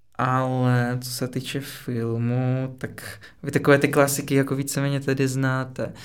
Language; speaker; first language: Czech; non-native, fluent; Russian